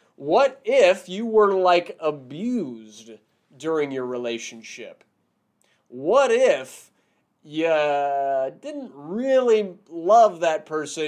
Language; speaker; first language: English; native; English